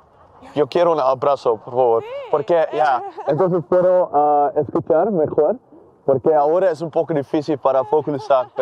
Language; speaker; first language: Spanish; non-native, learner; Dutch